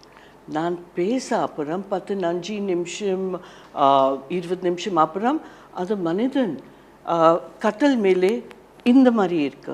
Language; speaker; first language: Tamil; non-native, learner; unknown